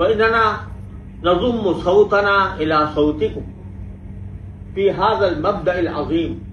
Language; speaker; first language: Arabic; non-native, fluent; Urdu